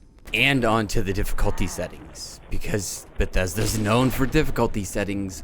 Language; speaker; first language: English; native; English